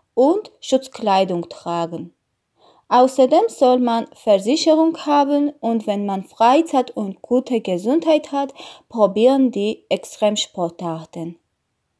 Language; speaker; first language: German; non-native, learner; Armenian